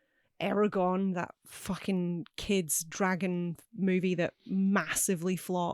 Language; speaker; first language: English; native; English